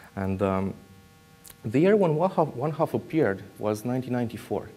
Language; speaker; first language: English; non-native, fluent; Romanian